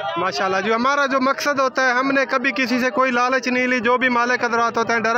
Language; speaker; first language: Urdu; non-native, local second language; Saraiki